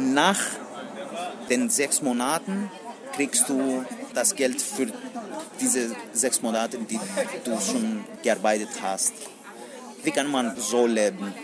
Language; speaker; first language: German; non-native, learner; Greek